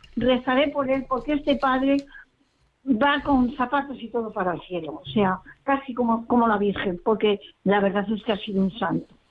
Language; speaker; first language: Spanish; native; Spanish